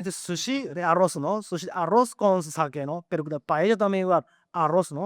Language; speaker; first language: Spanish; non-native, learner; Japanese